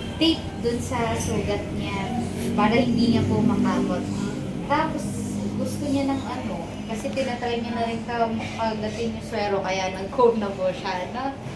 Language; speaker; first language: Filipino; native; Filipino